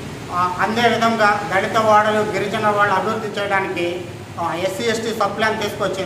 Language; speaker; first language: Telugu; native; Telugu